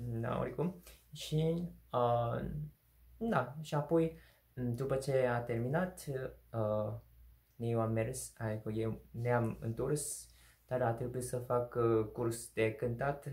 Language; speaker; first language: Romanian; non-native, learner; Korean